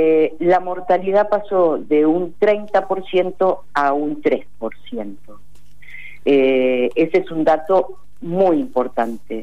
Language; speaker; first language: Spanish; native; Spanish